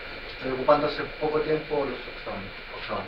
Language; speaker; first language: Spanish; non-native, learner; Portuguese